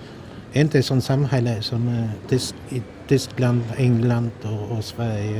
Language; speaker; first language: Swedish; non-native, fluent; Polish